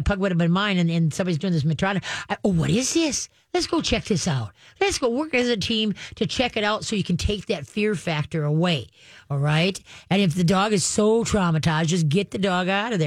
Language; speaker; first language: English; native; English